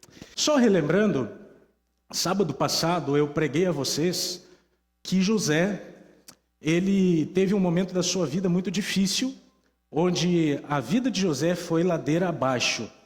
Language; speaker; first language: Portuguese; native; Portuguese